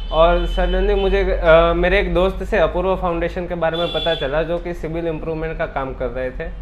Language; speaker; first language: Hindi; non-native, local second language; Gujarati